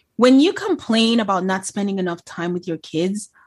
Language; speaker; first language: English; non-native, local second language; Yoruba